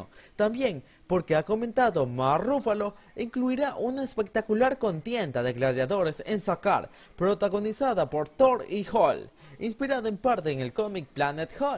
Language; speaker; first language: Spanish; native; Spanish